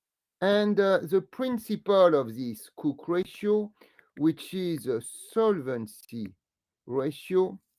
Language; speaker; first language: English; non-native, fluent; French